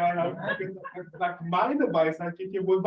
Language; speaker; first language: German; native; German